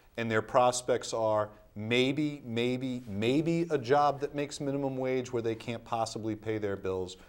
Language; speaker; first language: English; native; English